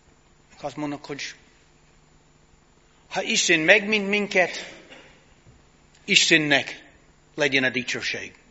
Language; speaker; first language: Hungarian; non-native, fluent; English